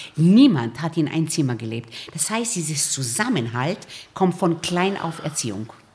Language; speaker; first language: German; early bilingual, other home language; Romanian